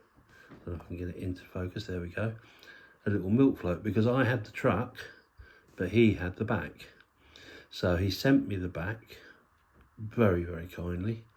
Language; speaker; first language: English; native; English